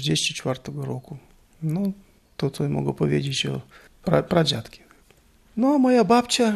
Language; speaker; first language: Polish; non-native, learner; Russian